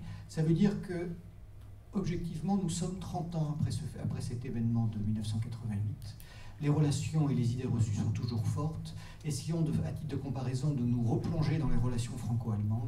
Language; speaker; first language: French; native; French